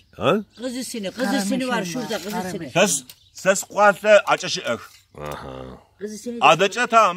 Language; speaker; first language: Turkish; non-native, local second language; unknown